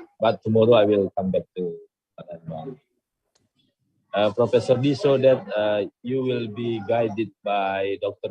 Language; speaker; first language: English; non-native, learner; Indonesian